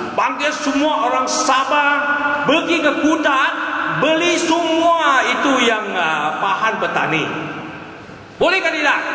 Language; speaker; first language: Malay; non-native, local second language; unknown